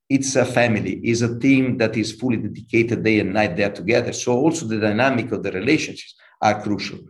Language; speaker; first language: English; non-native, fluent; Italian